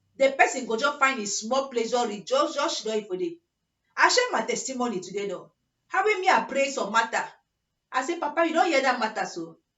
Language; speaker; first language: Nigerian Pidgin; native; Nigerian Pidgin